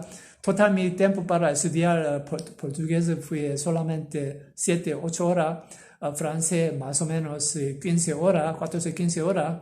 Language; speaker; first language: Spanish; non-native, learner; Korean